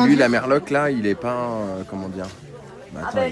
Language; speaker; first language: French; native; French